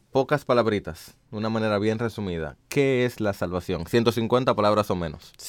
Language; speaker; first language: Spanish; native; Spanish